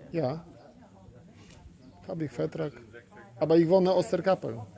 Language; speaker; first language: German; non-native, learner; Polish